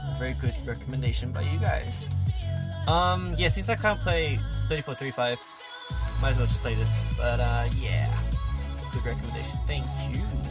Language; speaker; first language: English; early bilingual, other home language; Korean